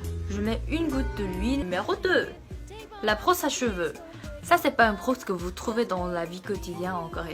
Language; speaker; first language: French; non-native, fluent; Korean